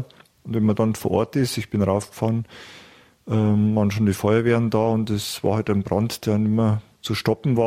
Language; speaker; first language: German; native; German